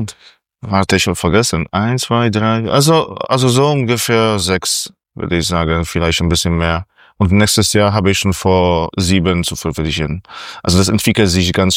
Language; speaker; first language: German; non-native, fluent; Polish